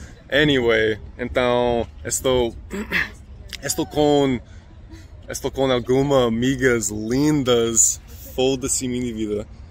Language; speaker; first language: Portuguese; non-native, learner; English